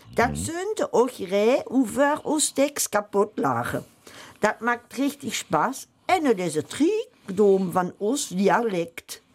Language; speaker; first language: German; native; German